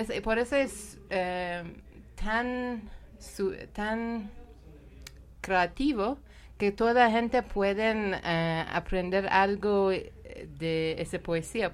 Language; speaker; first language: Spanish; non-native, learner; Persian